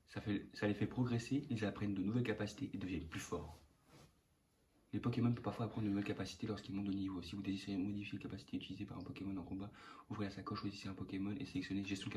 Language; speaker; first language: French; native; French